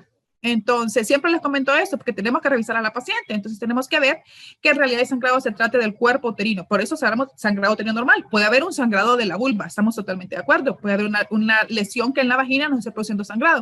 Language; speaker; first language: Spanish; native; Spanish